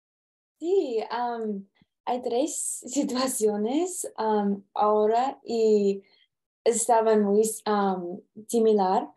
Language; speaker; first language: Spanish; non-native, learner; English